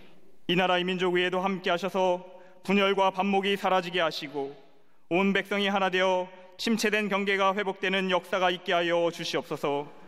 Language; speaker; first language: Korean; native; Korean